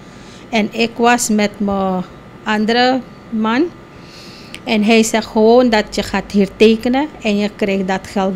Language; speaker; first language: Dutch; non-native, local second language; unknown